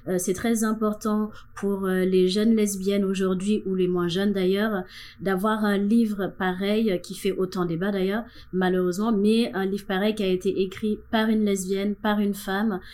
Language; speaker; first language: French; non-native, local second language; Wolof